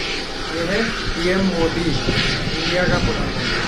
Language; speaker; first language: Hindi; non-native, fluent; Bangla